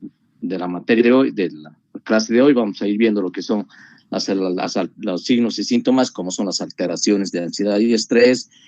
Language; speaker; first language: Spanish; native; Spanish